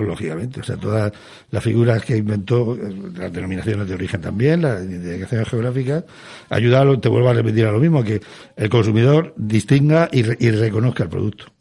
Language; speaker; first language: Spanish; native; Spanish